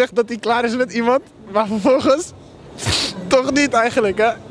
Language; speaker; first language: Dutch; native; Dutch